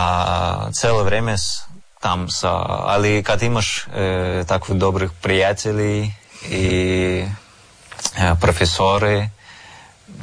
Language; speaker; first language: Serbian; non-native, learner; Russian